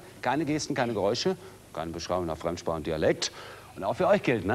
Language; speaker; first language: German; native; German